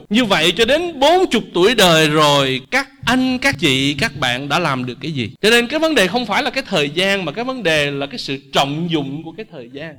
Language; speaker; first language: Vietnamese; native; Vietnamese